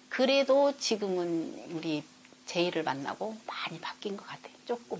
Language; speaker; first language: Korean; native; Korean